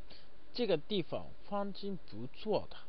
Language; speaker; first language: Chinese; non-native, learner; Japanese